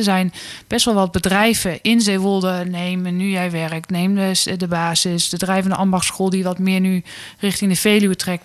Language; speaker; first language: Dutch; native; Dutch